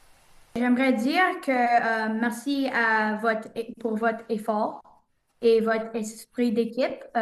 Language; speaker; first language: French; non-native, learner; English